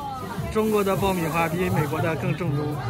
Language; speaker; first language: Chinese; native; Chinese